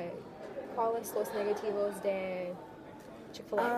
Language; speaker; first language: Spanish; non-native, learner; English